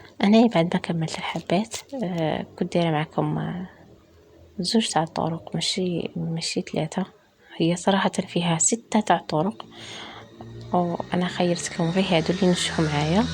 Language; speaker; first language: Arabic; native; Arabic